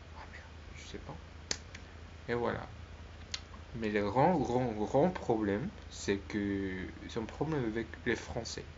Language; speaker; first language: French; non-native, learner; Spanish